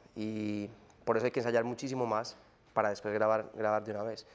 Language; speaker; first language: Spanish; native; Spanish